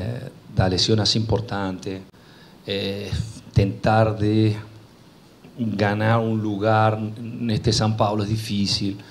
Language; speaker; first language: Portuguese; non-native, fluent; Spanish